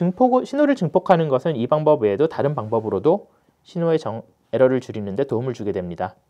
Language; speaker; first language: Korean; native; Korean